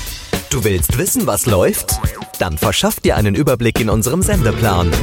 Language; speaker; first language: German; native; German